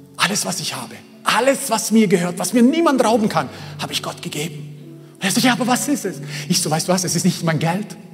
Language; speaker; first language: German; early bilingual, other home language; Croatian